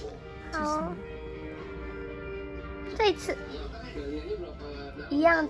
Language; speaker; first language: Chinese; non-native, learner; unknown